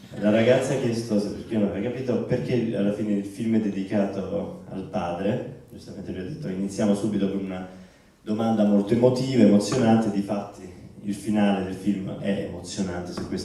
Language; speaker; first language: Italian; native; Italian